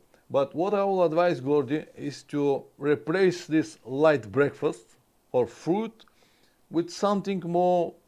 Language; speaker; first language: English; non-native, fluent; Bulgarian